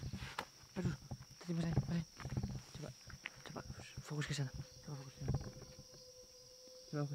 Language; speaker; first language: Indonesian; native; Indonesian